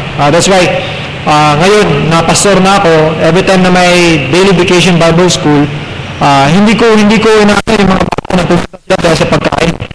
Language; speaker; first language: Filipino; non-native, local second language; Cebuano